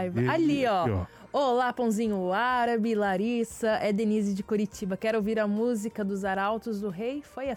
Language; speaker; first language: Portuguese; native; Portuguese